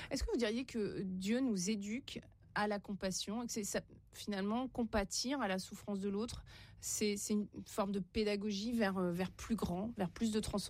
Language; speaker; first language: French; native; French